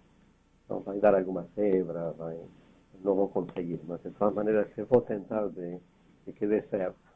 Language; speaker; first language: Portuguese; non-native, fluent; Spanish